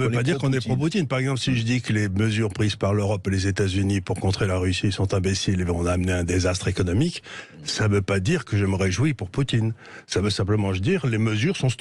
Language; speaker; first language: French; native; French